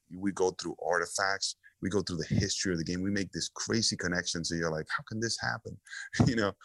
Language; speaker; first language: English; early bilingual, other home language; Spanish